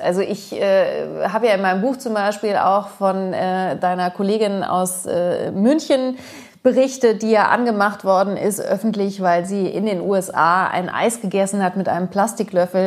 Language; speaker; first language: German; early bilingual, other home language; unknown